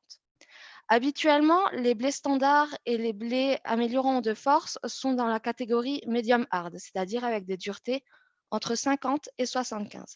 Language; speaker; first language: French; native; French